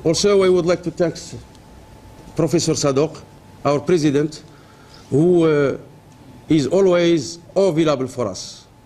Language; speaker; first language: English; non-native, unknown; Arabic